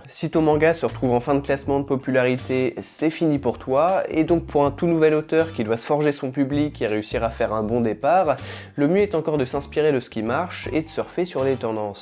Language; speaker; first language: French; native; French